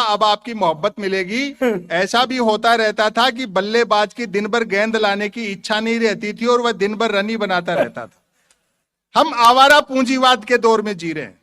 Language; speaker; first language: Hindi; native; Hindi